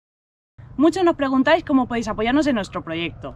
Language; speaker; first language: Spanish; native; Spanish